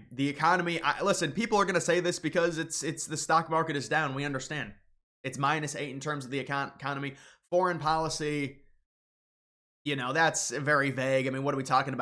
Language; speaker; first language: English; native; English